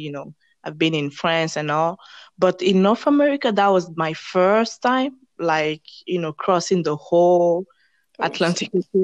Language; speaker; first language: English; non-native, fluent; French